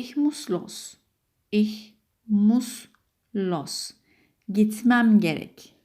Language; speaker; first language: German; non-native, fluent; Turkish